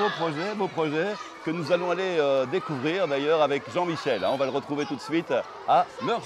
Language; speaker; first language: French; native; French